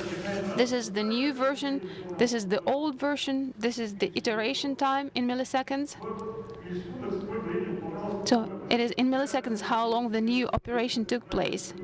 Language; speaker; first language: English; non-native, fluent; Russian